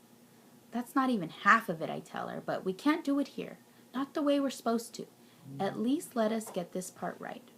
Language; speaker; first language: English; native; English